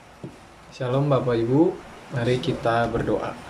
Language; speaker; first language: Indonesian; native; Indonesian